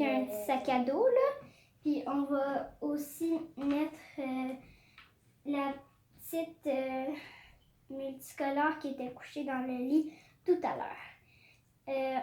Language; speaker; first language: French; native; French